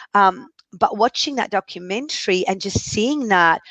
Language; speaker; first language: English; early bilingual, other home language; Arabic